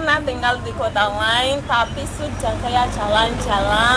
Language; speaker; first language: Indonesian; non-native, fluent; Shona